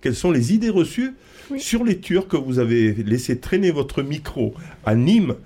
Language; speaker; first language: French; native; French